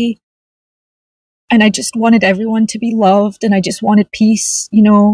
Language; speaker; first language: English; native; English